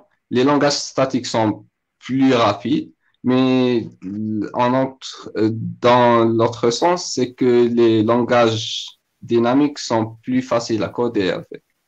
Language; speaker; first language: French; non-native, local second language; Arabic